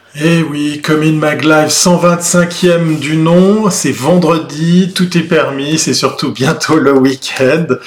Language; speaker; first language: French; native; French